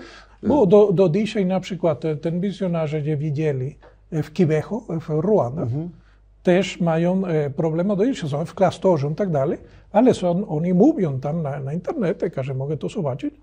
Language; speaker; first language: Polish; non-native, learner; Spanish